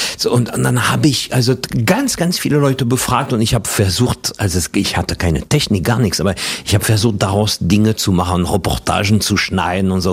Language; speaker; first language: German; non-native, fluent; French